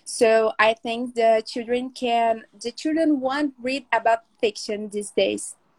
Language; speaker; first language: English; non-native, fluent; Portuguese